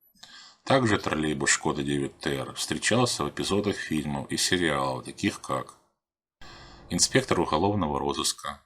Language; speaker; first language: Russian; native; Russian